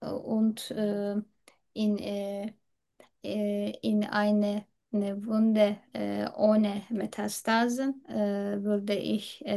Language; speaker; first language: German; non-native, learner; Turkish